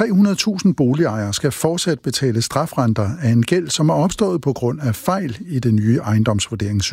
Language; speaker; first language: Danish; native; Danish